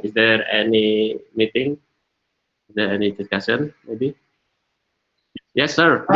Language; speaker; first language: English; non-native, learner; Indonesian